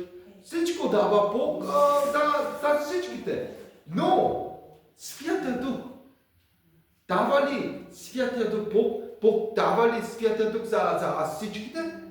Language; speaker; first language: Bulgarian; non-native, learner; Korean